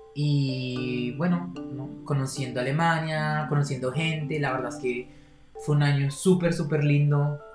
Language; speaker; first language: Spanish; native; Spanish